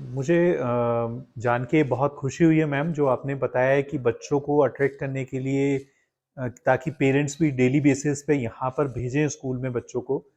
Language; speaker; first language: Hindi; non-native, local second language; Punjabi